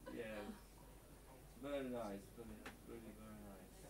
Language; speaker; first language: English; non-native, learner; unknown